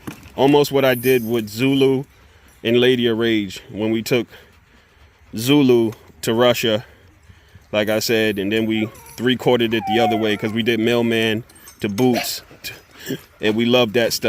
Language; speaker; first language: English; native; English